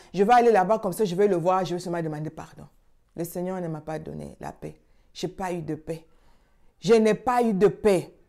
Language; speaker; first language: French; non-native, local second language; Swahili